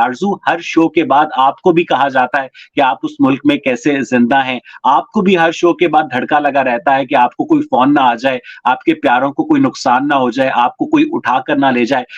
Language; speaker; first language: Urdu; native; Urdu